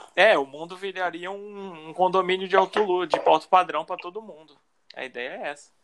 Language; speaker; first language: Portuguese; native; Portuguese